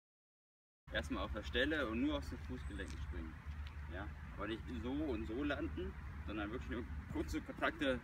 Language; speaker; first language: German; native; German